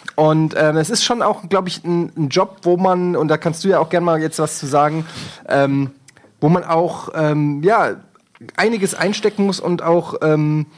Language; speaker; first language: German; native; German